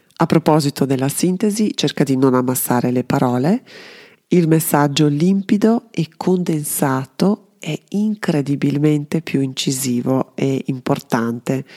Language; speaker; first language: Italian; non-native, fluent; Serbian